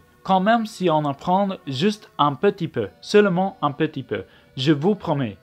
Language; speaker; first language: French; non-native, learner; English